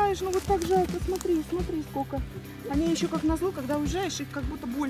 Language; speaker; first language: Russian; native; Russian